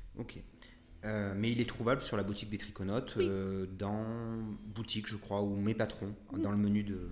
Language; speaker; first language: French; native; French